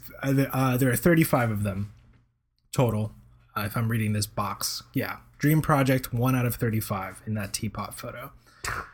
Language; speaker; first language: English; early bilingual, other home language; Spanish